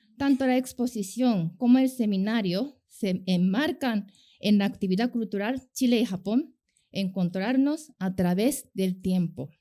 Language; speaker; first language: Spanish; non-native, fluent; Japanese